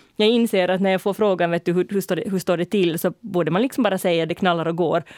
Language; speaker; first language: Swedish; native; Swedish